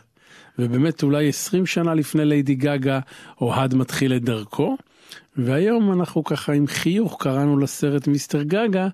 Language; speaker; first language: Hebrew; native; Hebrew